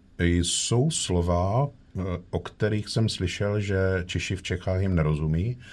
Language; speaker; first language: Czech; native; Czech